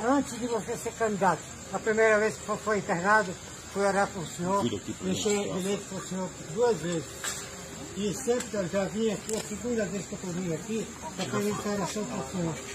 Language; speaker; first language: Portuguese; native; Portuguese